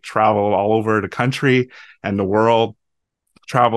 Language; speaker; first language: English; native; English